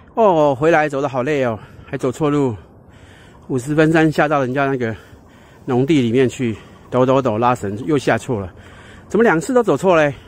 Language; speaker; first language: Chinese; native; Chinese